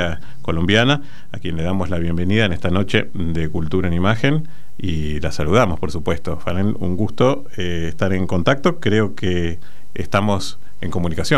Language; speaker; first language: Spanish; native; Spanish